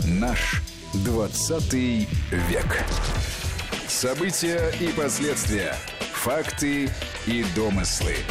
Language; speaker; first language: Russian; native; Russian